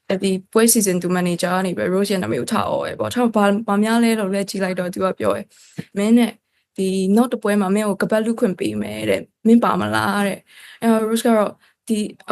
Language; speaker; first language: Burmese; non-native, local second language; Kachin